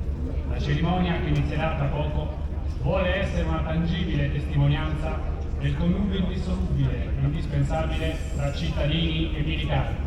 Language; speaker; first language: Italian; native; Italian